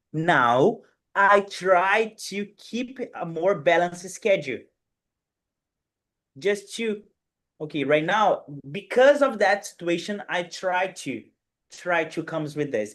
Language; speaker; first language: English; non-native, fluent; Portuguese